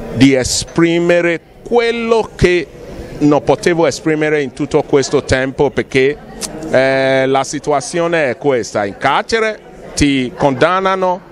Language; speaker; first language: Italian; non-native, fluent; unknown